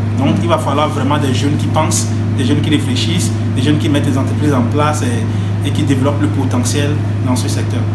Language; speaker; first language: French; non-native, local second language; Ewe